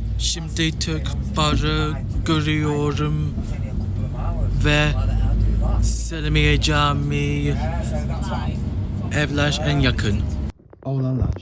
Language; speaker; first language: Turkish; non-native, learner; English